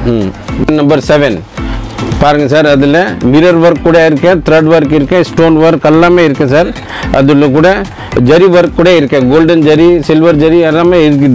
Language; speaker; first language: Tamil; non-native, local second language; Hindi